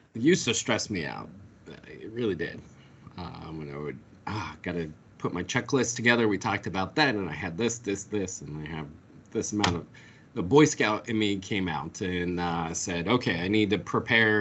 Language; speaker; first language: English; native; English